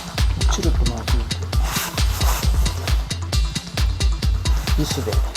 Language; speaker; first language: Japanese; native; Japanese